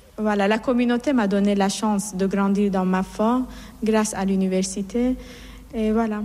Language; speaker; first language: French; non-native, fluent; Persian